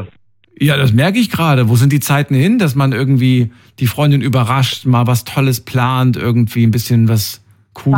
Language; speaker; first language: German; native; German